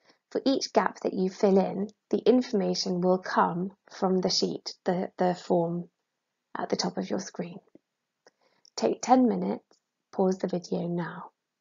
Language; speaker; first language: English; native; English